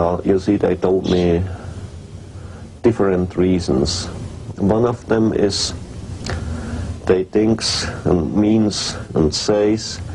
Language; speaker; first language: English; non-native, learner; German